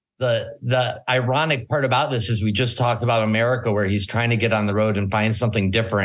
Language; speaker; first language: English; native; English